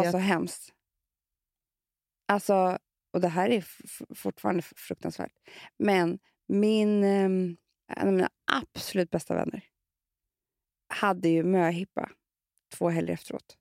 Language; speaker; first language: Swedish; native; Swedish